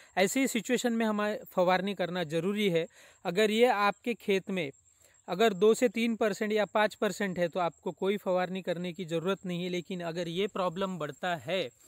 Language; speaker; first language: Hindi; non-native, local second language; Marathi